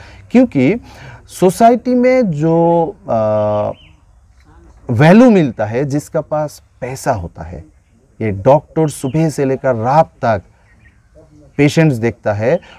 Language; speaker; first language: Hindi; non-native, fluent; Bangla